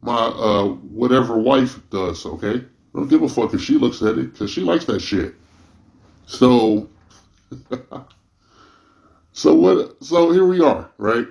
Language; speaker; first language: English; native; English